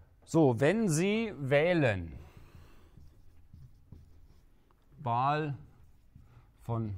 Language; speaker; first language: German; native; German